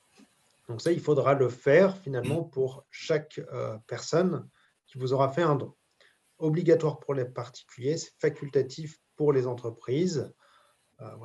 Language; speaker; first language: French; native; French